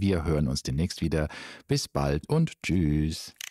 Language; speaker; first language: German; native; German